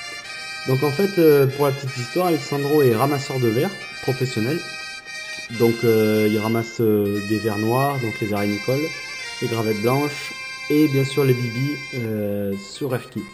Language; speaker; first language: French; native; French